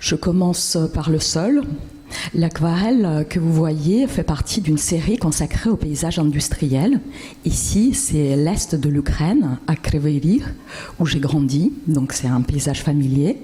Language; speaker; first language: French; non-native, fluent; Russian